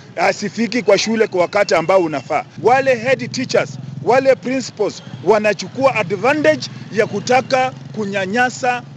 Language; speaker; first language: Swahili; non-native, local second language; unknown